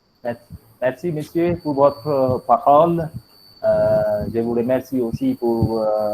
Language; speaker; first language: French; non-native, fluent; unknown